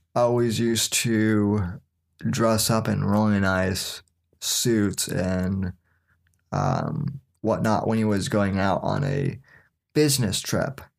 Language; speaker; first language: English; native; English